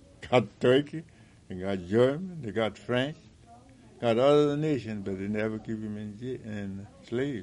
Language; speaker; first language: English; early bilingual, other home language; French